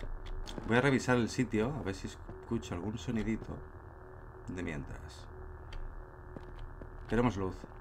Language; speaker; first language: Spanish; native; Spanish